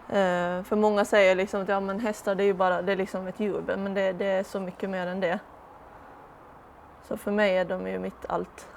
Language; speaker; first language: Swedish; native; Swedish